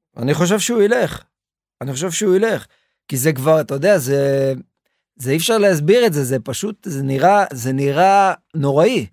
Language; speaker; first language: Hebrew; native; Hebrew